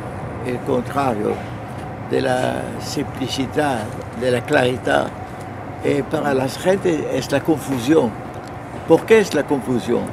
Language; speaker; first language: Spanish; non-native, fluent; French